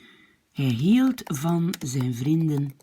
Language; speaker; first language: Dutch; non-native, fluent; French